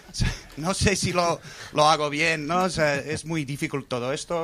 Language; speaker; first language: Spanish; non-native, fluent; English